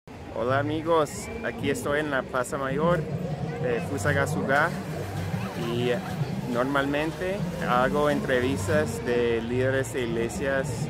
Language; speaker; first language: Spanish; non-native, fluent; English